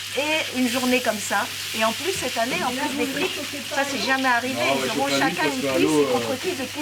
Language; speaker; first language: French; native; French